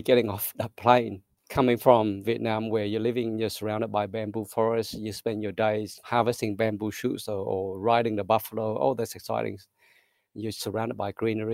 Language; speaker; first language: English; early bilingual, other home language; Vietnamese